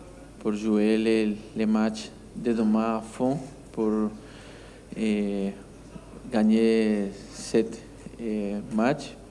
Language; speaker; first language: French; non-native, learner; Spanish